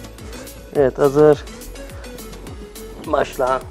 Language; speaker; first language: Turkish; native; Turkish